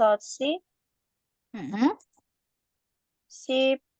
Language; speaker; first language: Korean; non-native, learner; Indonesian